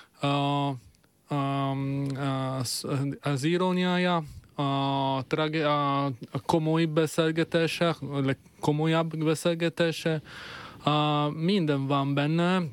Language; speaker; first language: Hungarian; non-native, fluent; Italian